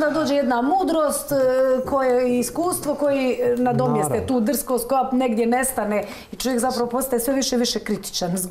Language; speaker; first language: Croatian; native; Croatian